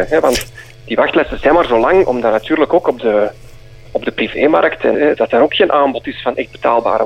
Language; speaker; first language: Dutch; native; Dutch